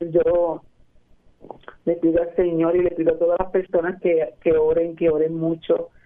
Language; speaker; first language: Spanish; native; Spanish